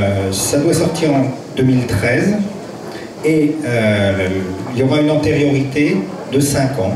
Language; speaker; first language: French; native; French